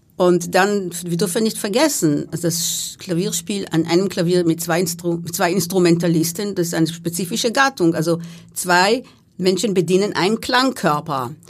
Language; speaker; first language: German; non-native, fluent; Hebrew